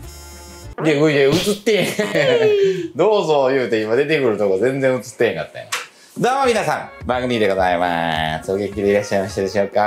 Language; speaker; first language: Japanese; native; Japanese